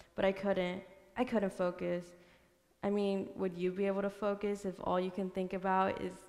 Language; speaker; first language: English; early bilingual, other home language; Spanish